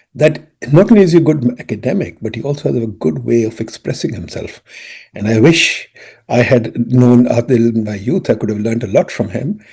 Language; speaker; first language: English; non-native, local second language; Urdu